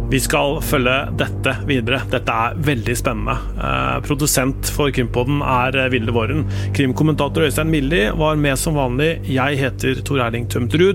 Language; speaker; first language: Norwegian; native; Norwegian